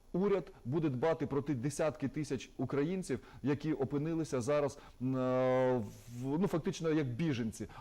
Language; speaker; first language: Ukrainian; native; Ukrainian